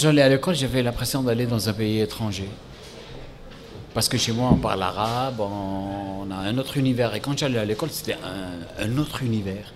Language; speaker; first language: French; non-native, local second language; Arabic